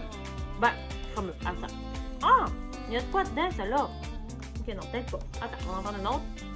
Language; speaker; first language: French; native; French